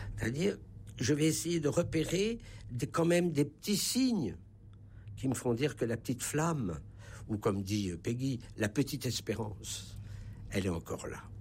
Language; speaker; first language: French; native; French